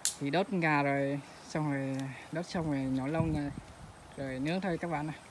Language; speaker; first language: Vietnamese; non-native, local second language; Jarai